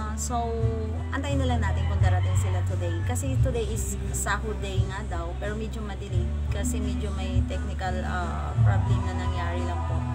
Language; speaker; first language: Filipino; non-native, local second language; Cebuano